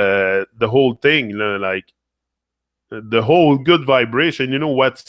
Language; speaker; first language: English; non-native, fluent; French